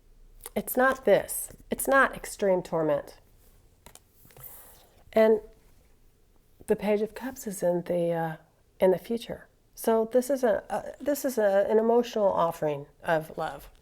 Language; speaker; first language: English; native; English